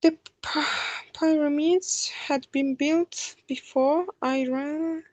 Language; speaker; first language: English; non-native, fluent; Azerbaijani